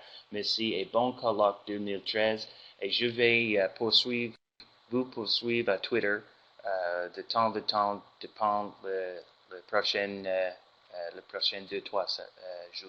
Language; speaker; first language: French; non-native, learner; English